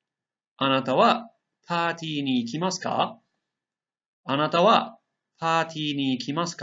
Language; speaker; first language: Japanese; non-native, learner; English